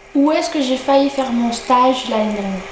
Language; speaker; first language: French; native; French